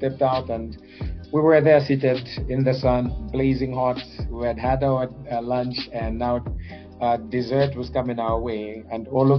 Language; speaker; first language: English; non-native, local second language; Bemba